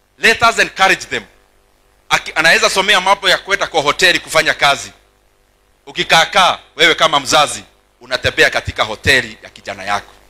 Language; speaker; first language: Swahili; non-native, local second language; Kikuyu